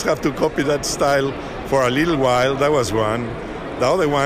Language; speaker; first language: English; non-native, fluent; Spanish